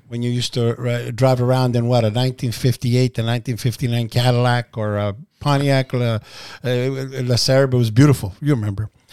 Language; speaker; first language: English; early bilingual, other home language; Italian